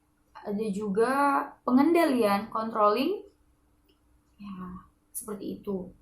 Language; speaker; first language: Indonesian; native; Indonesian